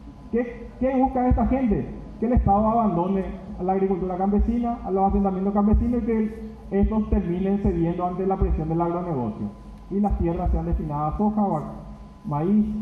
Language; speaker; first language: Spanish; native; Spanish